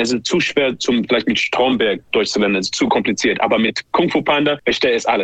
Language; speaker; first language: German; non-native, learner; English